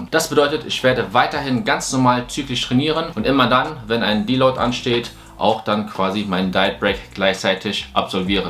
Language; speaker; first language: German; native; German